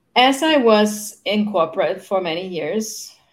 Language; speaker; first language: English; non-native, fluent; German